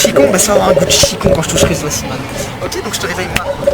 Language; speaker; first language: French; native; French